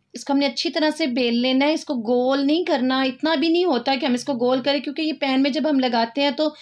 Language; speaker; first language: Urdu; native; Urdu